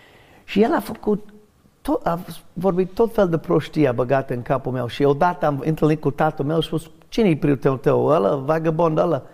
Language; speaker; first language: Romanian; non-native, learner; English